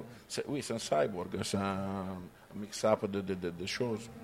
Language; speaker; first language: French; non-native, learner; Italian